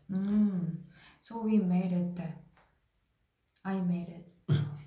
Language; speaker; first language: English; non-native, learner; Korean